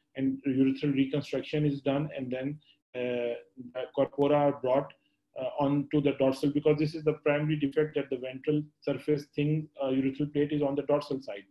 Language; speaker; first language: English; non-native, local second language; Urdu